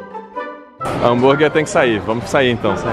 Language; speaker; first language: Portuguese; native; Portuguese